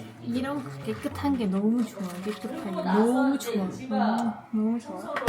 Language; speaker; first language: Korean; non-native, learner; Turkish